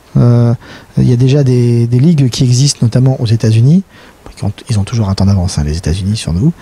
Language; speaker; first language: French; native; French